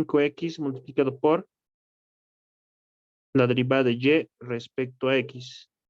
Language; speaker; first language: Spanish; native; Spanish